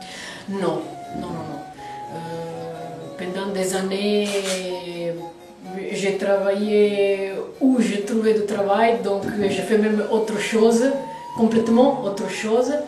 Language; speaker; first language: French; non-native, fluent; Italian